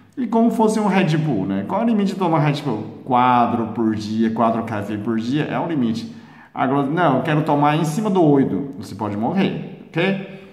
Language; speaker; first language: Portuguese; non-native, fluent; Chinese